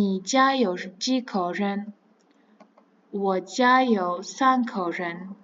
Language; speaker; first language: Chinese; non-native, fluent; Kazakh